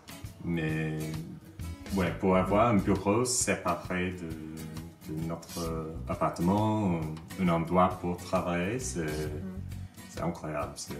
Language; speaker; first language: French; non-native, learner; English